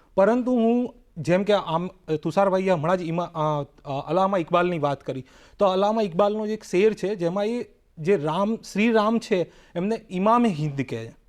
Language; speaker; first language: Gujarati; native; Gujarati